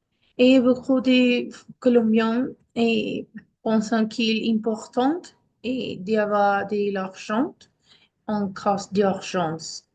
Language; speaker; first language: French; non-native, learner; Spanish